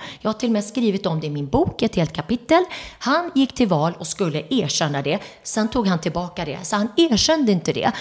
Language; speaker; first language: Swedish; early bilingual, other home language; Turoyo